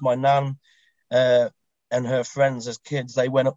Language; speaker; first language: English; native; English